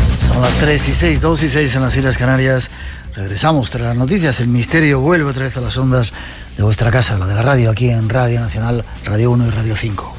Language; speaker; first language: Spanish; native; Spanish